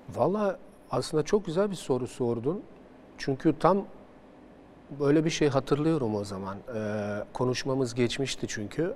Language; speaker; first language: Turkish; non-native, fluent; Bosnian